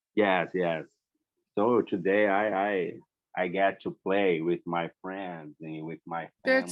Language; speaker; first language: English; non-native, learner; Portuguese